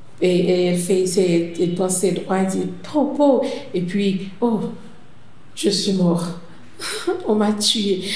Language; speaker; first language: French; non-native, local second language; Haitian Creole